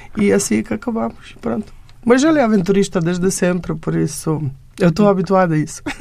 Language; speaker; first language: Portuguese; non-native, fluent; Bosnian